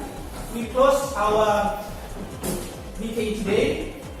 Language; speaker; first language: English; non-native, learner; Indonesian